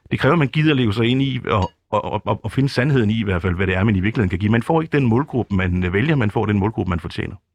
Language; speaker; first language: Danish; native; Danish